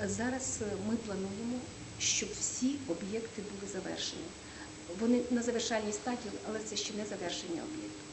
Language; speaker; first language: Ukrainian; native; Ukrainian